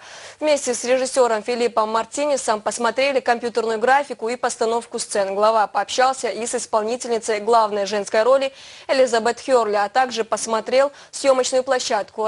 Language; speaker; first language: Russian; native; Russian